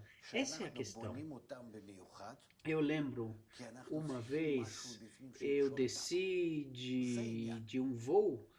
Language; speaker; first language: Portuguese; non-native, fluent; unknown